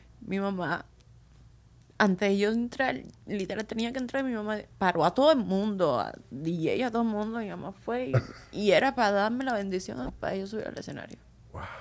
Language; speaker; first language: Spanish; native; Spanish